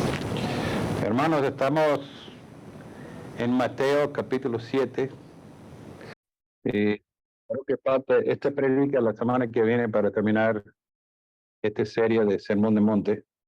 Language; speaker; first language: Spanish; non-native, fluent; English